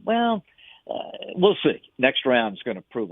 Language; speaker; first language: English; native; English